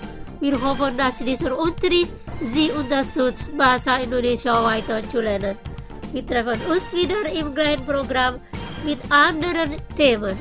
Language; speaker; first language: German; non-native, fluent; Indonesian